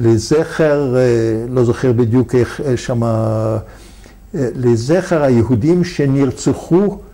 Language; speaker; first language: Hebrew; non-native, fluent; Yiddish